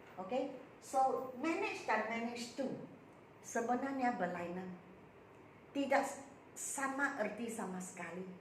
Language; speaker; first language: Malay; non-native, local second language; Chinese